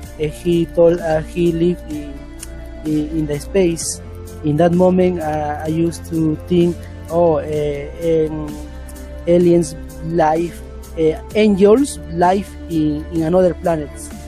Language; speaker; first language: English; non-native, learner; Spanish